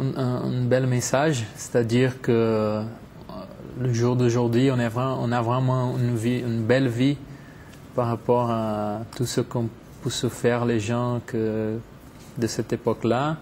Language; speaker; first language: French; non-native, fluent; Portuguese